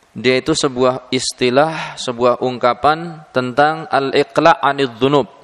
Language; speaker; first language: Indonesian; native; Indonesian